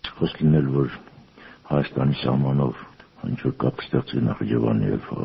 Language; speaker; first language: Armenian; native; Armenian